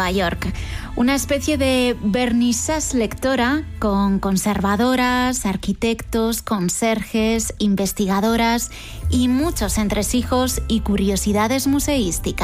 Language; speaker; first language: Spanish; native; Spanish